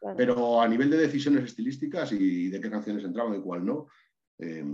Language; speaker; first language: Spanish; native; Spanish